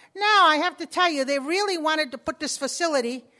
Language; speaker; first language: English; early bilingual, other home language; Spanish